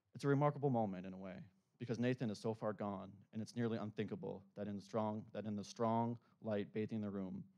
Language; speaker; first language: English; native; English